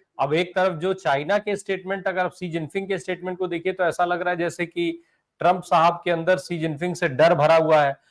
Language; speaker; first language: Hindi; native; Hindi